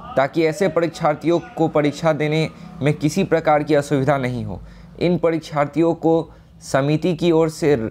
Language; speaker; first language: Hindi; native; Hindi